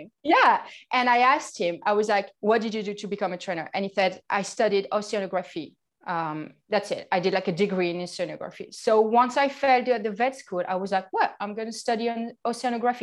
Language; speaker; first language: English; non-native, fluent; French